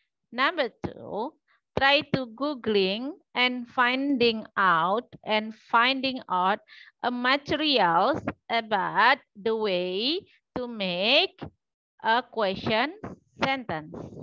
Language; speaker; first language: English; non-native, fluent; Indonesian